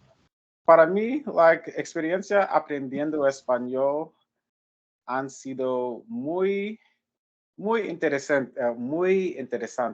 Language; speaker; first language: Spanish; non-native, learner; English